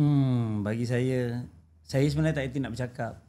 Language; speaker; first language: Malay; native; Malay